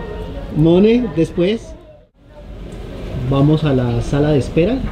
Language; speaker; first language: Spanish; native; Spanish